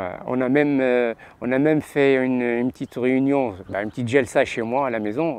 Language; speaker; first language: French; non-native, local second language; Arabic